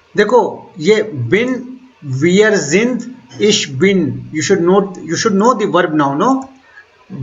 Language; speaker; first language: German; non-native, fluent; Hindi